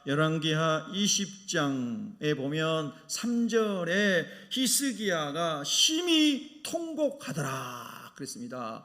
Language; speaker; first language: Korean; native; Korean